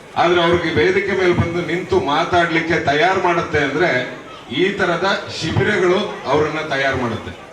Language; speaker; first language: Kannada; native; Kannada